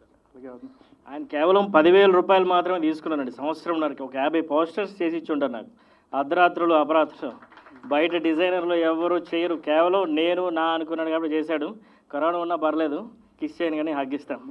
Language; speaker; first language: Telugu; native; Telugu